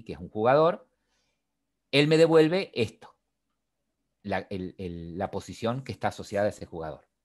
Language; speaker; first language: Spanish; native; Spanish